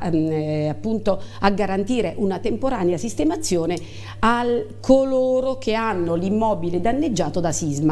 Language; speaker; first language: Italian; native; Italian